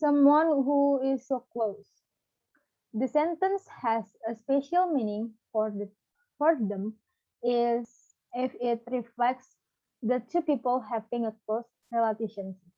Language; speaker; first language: English; non-native, learner; Balinese